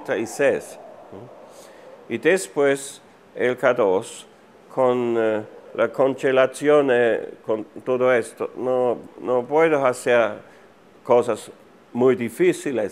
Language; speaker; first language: Spanish; non-native, fluent; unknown